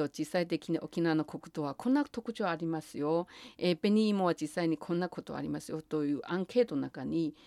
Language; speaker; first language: Japanese; non-native, fluent; Chinese